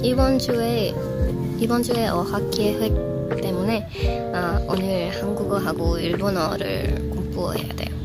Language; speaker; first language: Korean; non-native, learner; English